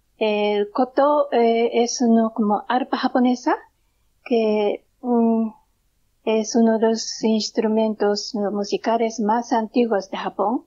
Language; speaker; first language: Spanish; non-native, learner; Japanese